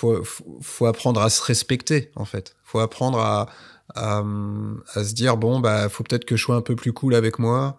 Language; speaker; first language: French; native; French